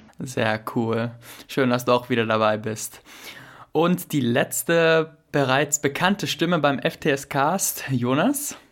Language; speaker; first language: German; native; German